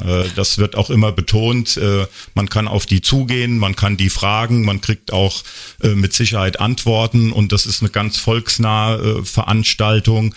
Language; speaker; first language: German; native; German